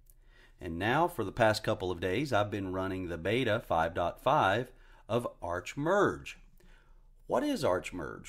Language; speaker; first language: English; native; English